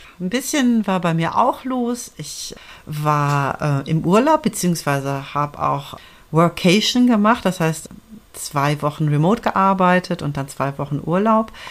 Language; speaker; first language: German; native; German